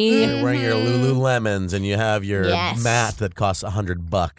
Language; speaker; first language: English; native; English